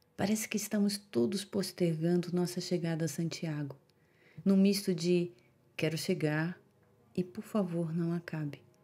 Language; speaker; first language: Portuguese; native; Portuguese